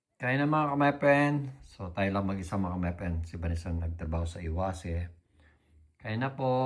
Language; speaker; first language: Filipino; native; Filipino